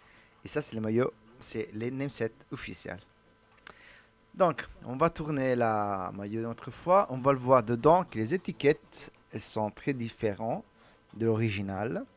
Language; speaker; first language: French; non-native, learner; Italian